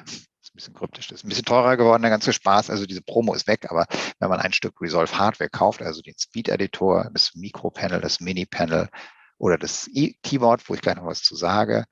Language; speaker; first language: German; native; German